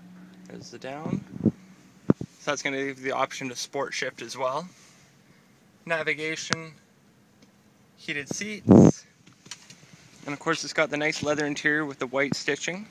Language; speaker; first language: English; native; English